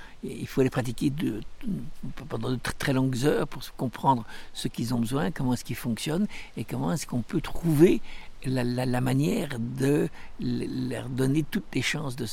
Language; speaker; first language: French; native; French